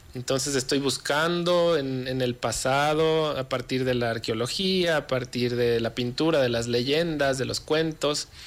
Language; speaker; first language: Spanish; native; Spanish